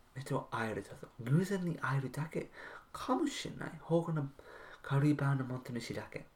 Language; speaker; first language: Japanese; non-native, learner; English